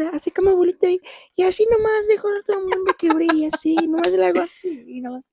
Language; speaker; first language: Spanish; early bilingual, heritage; Spanish